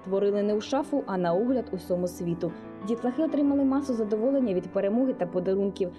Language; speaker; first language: Ukrainian; native; Ukrainian